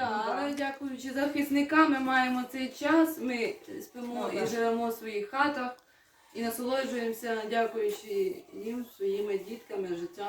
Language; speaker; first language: Ukrainian; native; Ukrainian